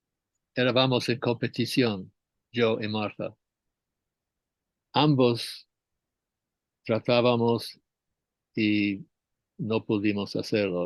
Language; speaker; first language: Spanish; non-native, fluent; English